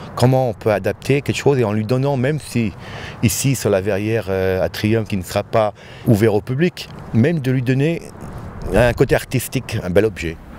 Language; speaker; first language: French; native; French